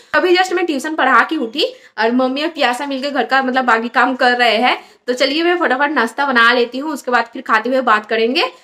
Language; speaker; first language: Hindi; non-native, local second language; Bangla